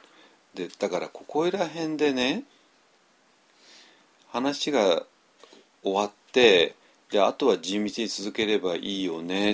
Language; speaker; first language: Japanese; native; Japanese